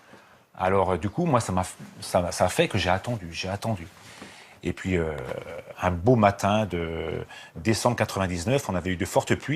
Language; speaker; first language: French; native; French